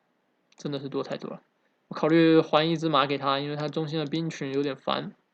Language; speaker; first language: Chinese; native; Chinese